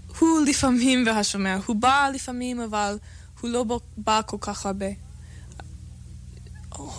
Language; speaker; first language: Hebrew; non-native, learner; English